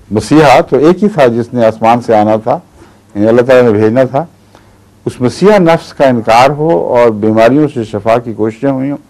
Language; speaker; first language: Urdu; native; Urdu